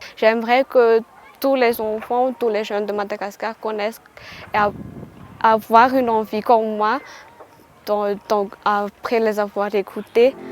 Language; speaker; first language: French; non-native, local second language; Malagasy